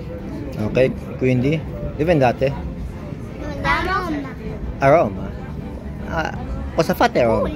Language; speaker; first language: Italian; non-native, learner; Filipino